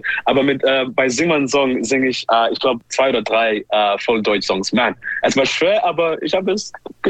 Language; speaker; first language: German; non-native, learner; English